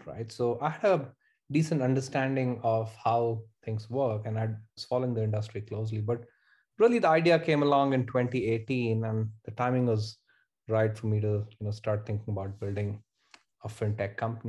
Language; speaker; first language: English; non-native, local second language; Hindi